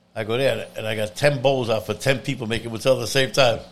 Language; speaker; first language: English; non-native, fluent; Italian